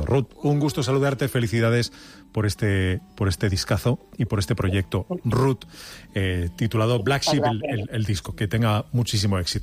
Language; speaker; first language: Spanish; native; Spanish